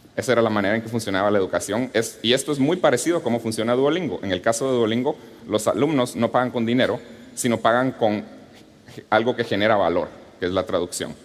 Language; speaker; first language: Spanish; native; Spanish